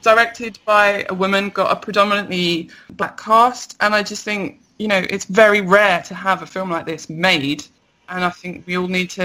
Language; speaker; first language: English; native; English